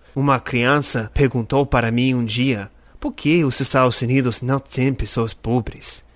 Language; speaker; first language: Portuguese; non-native, fluent; English